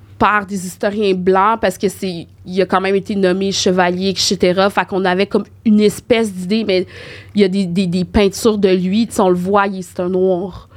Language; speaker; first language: French; native; French